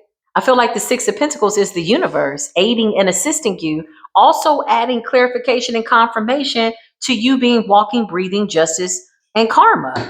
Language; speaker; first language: English; native; English